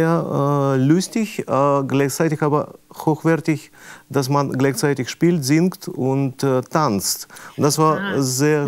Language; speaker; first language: German; non-native, fluent; Russian